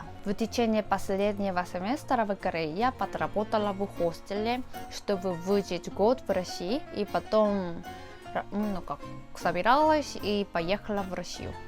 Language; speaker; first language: Russian; non-native, fluent; Korean